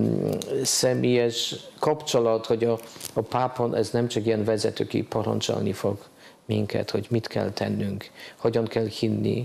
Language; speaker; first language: Hungarian; non-native, fluent; Polish